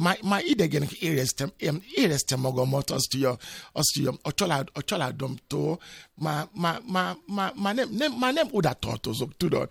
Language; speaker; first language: Hungarian; non-native, fluent; Yoruba